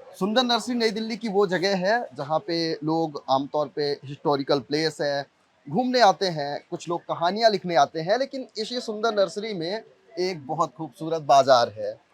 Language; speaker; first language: Hindi; native; Hindi